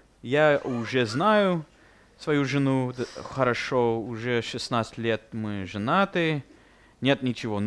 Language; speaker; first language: Russian; non-native, fluent; English